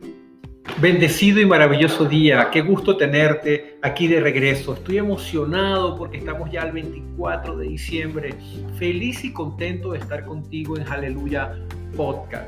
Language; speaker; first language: Spanish; native; Spanish